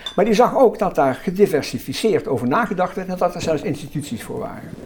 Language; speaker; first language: Dutch; native; Dutch